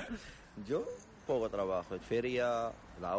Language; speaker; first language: Spanish; non-native, learner; Arabic